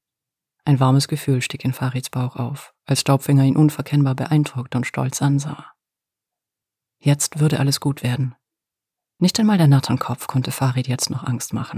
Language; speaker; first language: German; native; German